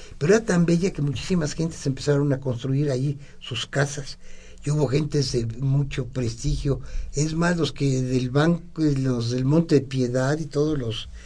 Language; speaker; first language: Spanish; native; Spanish